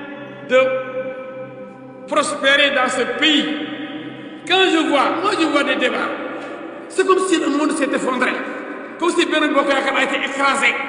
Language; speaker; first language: French; non-native, local second language; Wolof